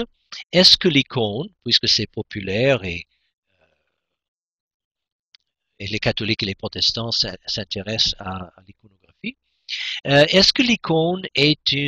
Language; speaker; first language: French; non-native, fluent; English